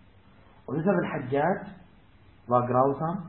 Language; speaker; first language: German; non-native, fluent; Arabic